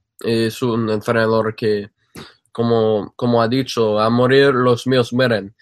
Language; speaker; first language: Spanish; non-native, fluent; English